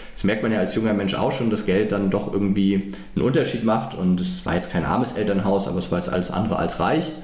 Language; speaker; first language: German; native; German